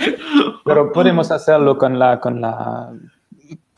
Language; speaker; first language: Spanish; non-native, learner; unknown